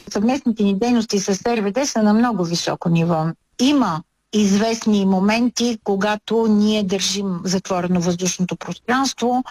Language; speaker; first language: Bulgarian; native; Bulgarian